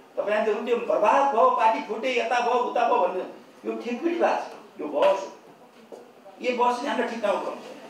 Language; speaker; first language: Nepali; native; Nepali